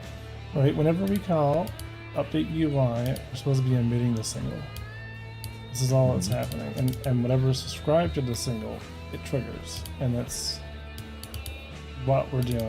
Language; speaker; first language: English; native; English